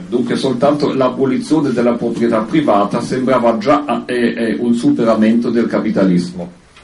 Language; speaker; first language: Italian; non-native, fluent; German